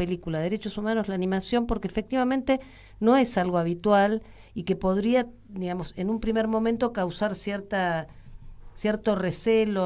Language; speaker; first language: Spanish; native; Spanish